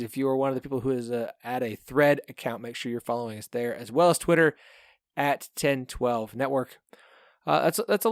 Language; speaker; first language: English; native; English